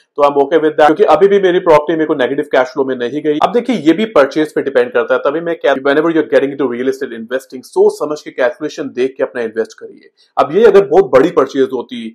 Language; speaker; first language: Hindi; native; Hindi